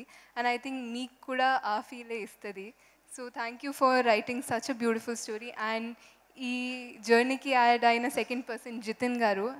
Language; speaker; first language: Telugu; non-native, fluent; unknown